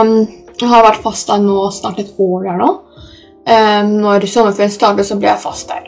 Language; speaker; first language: Norwegian; early bilingual, other home language; Polish